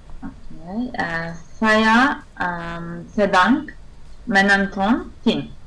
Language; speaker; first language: Indonesian; non-native, learner; Turkish